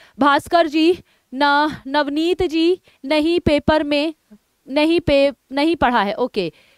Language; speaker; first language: Hindi; native; Hindi